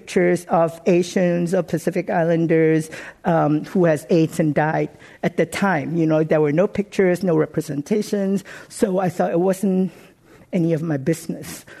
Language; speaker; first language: English; non-native, local second language; Cantonese